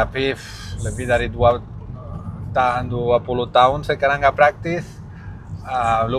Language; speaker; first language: Indonesian; non-native, learner; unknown